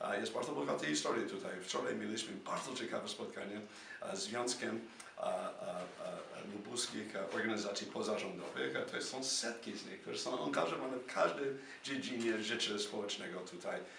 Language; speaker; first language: Polish; non-native, fluent; English